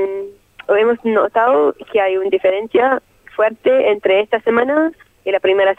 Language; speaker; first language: Spanish; non-native, fluent; French